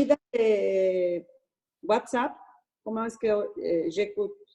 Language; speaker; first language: French; non-native, learner; Spanish